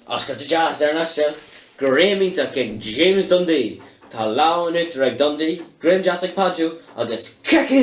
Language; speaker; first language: Irish; non-native, local second language; English